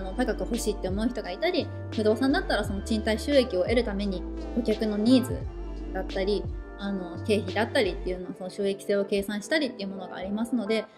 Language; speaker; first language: Japanese; native; Japanese